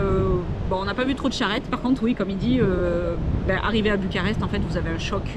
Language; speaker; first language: French; native; French